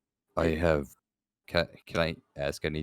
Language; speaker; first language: English; native; English